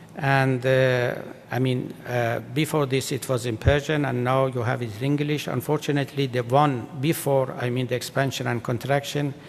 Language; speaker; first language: English; non-native, fluent; Persian